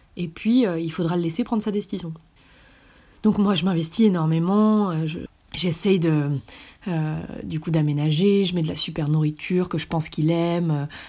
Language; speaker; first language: French; native; French